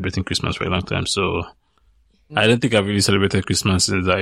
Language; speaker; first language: English; non-native, local second language; Yoruba